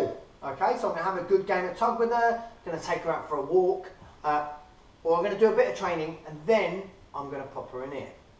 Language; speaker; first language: English; native; English